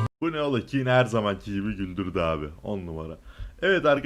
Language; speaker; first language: Turkish; native; Turkish